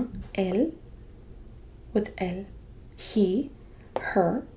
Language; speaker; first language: Spanish; non-native, fluent; English